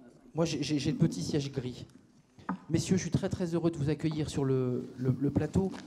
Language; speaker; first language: French; native; French